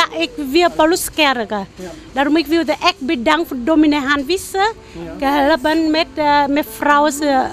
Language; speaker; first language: Dutch; non-native, learner; Vietnamese